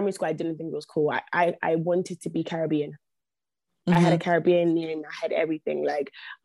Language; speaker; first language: English; native; English